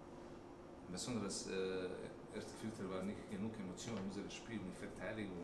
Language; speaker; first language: German; non-native, learner; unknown